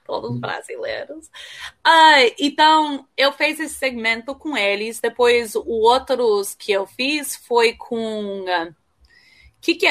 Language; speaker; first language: Portuguese; early bilingual, heritage; Portuguese